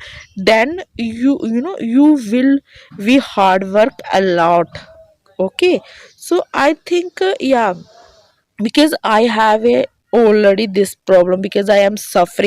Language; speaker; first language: English; non-native, learner; Hindi